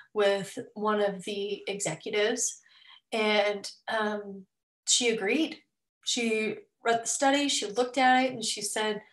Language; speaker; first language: English; native; English